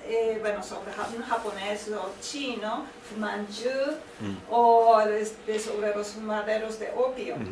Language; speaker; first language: Spanish; non-native, fluent; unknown